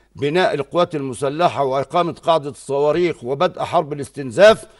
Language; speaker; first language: Arabic; native; Arabic